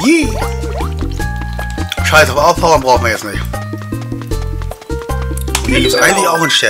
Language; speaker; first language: German; native; German